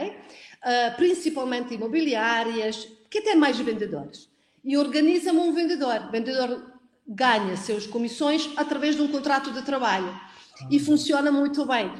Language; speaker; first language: Portuguese; non-native, fluent; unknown